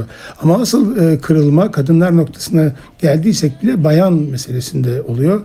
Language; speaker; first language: Turkish; native; Turkish